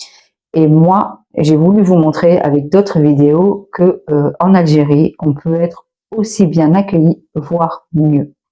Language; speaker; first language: French; native; French